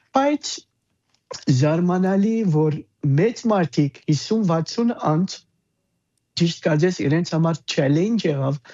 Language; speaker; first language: Armenian; early bilingual, heritage; Armenian